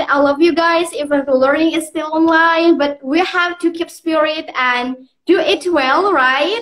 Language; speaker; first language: English; non-native, learner; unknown